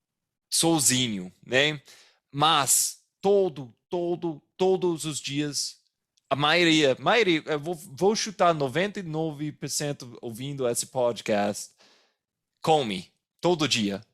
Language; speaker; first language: Portuguese; non-native, fluent; English